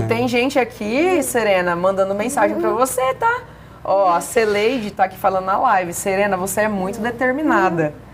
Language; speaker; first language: Portuguese; native; Portuguese